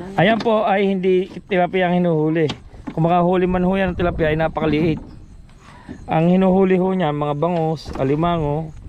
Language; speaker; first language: Filipino; native; Filipino